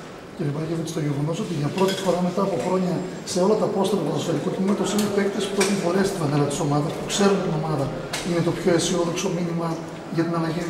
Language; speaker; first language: Greek; native; Greek